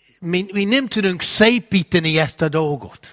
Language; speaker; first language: Hungarian; non-native, fluent; English